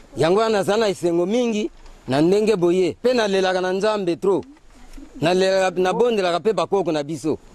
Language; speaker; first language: Lingala; non-native, local second language; Kituba (Democratic Republic of Congo)